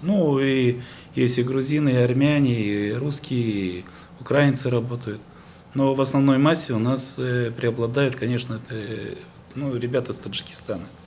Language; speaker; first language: Russian; native; Russian